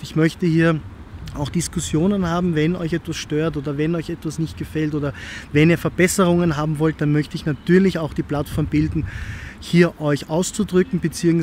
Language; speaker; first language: German; native; German